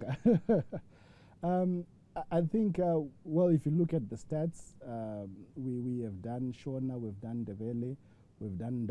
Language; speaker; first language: English; non-native, local second language; Shona